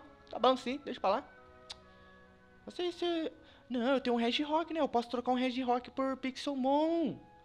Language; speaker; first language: Portuguese; native; Portuguese